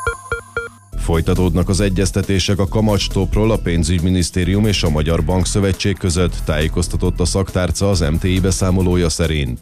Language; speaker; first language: Hungarian; native; Hungarian